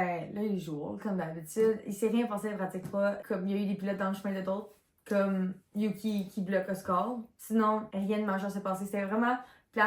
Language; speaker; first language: French; native; French